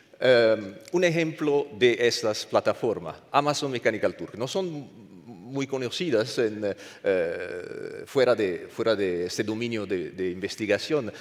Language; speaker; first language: Spanish; non-native, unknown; Italian